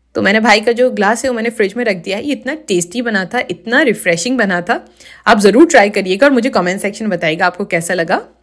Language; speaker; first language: Urdu; native; Urdu